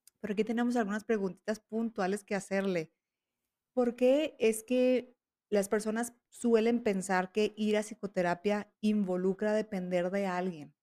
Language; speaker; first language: Spanish; native; Spanish